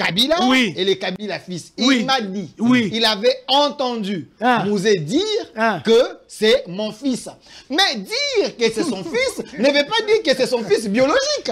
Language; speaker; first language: French; non-native, local second language; Lingala